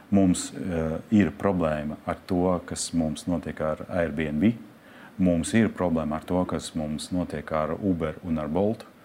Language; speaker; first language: Latvian; non-native, local second language; Russian